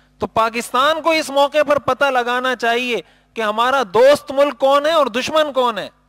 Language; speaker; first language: Urdu; native; Urdu